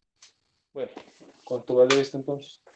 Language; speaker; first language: Spanish; native; Spanish